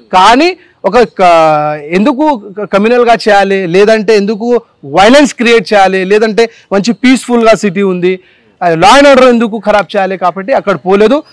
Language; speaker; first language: Telugu; non-native, local second language; Marathi